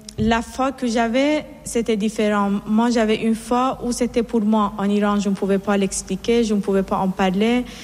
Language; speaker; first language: French; non-native, fluent; Persian